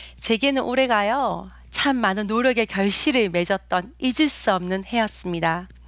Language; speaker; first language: Korean; native; Korean